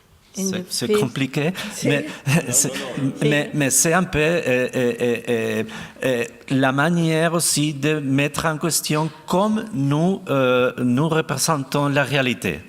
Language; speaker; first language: French; non-native, fluent; Spanish